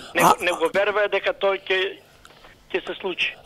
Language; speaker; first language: Macedonian; native; Macedonian